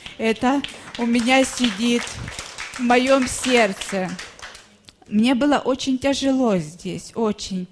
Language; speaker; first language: Russian; native; Russian